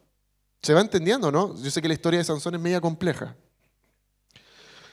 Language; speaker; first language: Spanish; native; Spanish